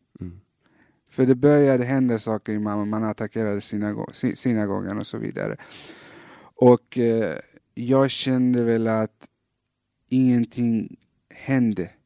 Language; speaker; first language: Swedish; early bilingual, other home language; Persian